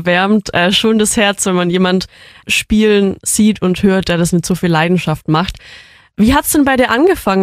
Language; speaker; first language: German; native; German